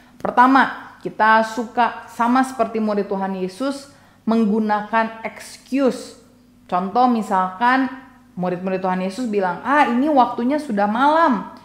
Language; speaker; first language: Indonesian; native; Indonesian